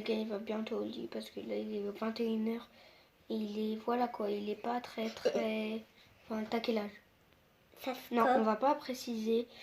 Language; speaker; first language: French; native; French